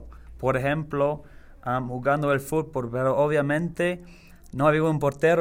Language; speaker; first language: Spanish; non-native, learner; English